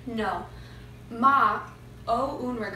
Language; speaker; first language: Italian; non-native, learner; English